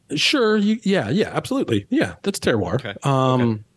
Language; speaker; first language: English; native; English